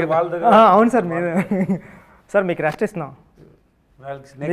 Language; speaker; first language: Telugu; native; Telugu